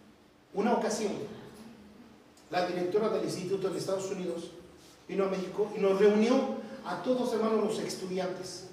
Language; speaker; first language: Spanish; native; Spanish